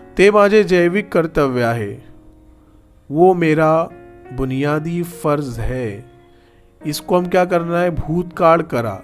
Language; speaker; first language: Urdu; native; Urdu